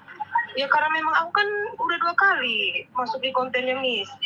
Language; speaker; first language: Indonesian; native; Indonesian